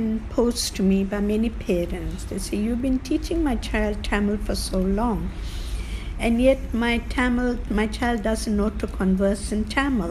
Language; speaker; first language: English; non-native, local second language; Tamil